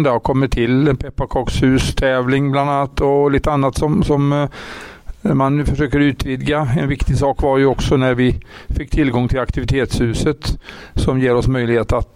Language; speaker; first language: Swedish; native; Swedish